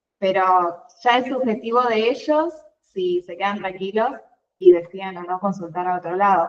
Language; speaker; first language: Spanish; native; Spanish